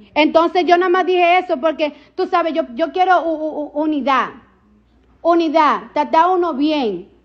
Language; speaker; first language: Spanish; early bilingual, heritage; Spanish